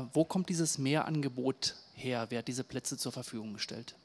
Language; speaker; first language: German; native; German